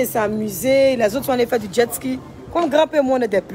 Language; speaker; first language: French; native; French